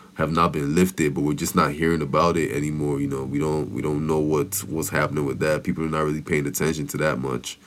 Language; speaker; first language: English; non-native, local second language; Yoruba